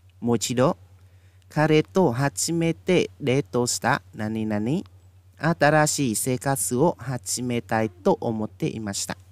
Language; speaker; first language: Japanese; non-native, fluent; Khmer